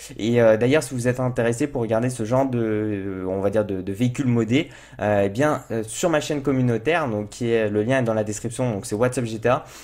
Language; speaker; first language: French; native; French